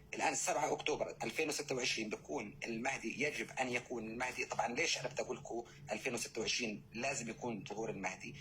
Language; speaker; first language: Arabic; native; Arabic